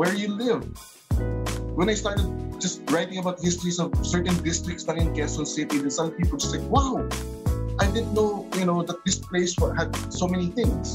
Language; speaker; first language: English; non-native, local second language; Filipino